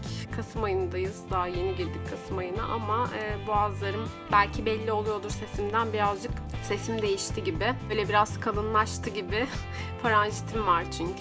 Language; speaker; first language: Turkish; native; Turkish